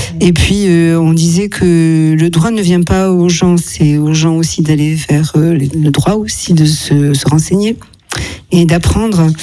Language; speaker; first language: French; native; French